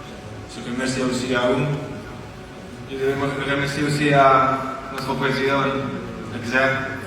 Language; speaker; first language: French; non-native, fluent; Spanish